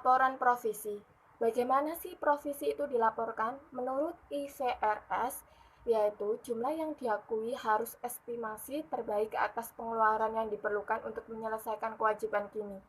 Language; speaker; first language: Indonesian; native; Indonesian